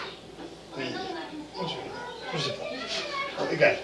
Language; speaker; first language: French; non-native, fluent; Spanish